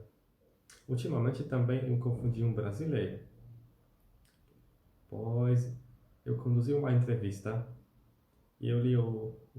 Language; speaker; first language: Portuguese; non-native, fluent; Polish